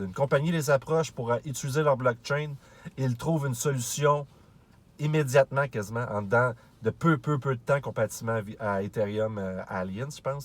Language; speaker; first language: French; native; French